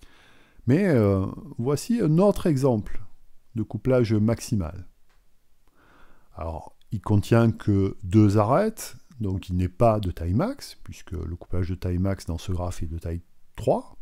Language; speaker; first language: French; native; French